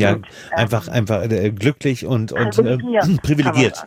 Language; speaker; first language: German; native; German